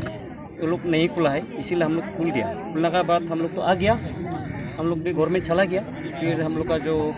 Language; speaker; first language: Hindi; non-native, local second language; Bangla